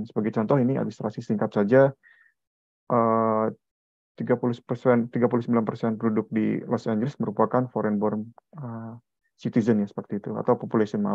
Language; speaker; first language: Indonesian; native; Indonesian